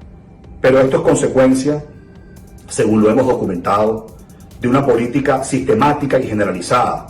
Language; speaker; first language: Spanish; native; Spanish